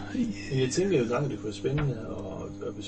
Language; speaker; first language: Danish; native; Danish